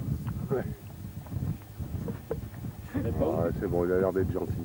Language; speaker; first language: French; native; French